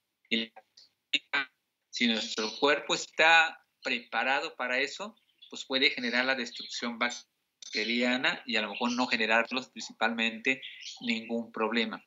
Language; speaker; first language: Spanish; native; Spanish